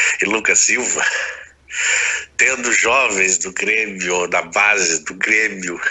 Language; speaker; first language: Portuguese; native; Portuguese